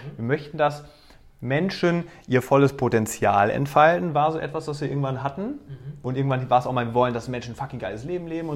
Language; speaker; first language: German; native; German